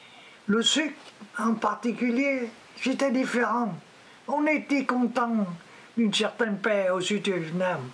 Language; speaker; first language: French; non-native, local second language; Vietnamese